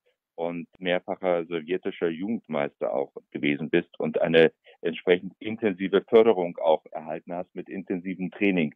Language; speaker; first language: German; native; German